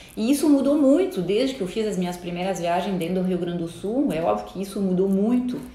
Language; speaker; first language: Portuguese; non-native, fluent; French